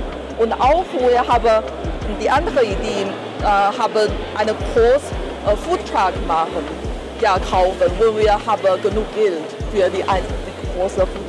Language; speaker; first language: German; non-native, learner; Chinese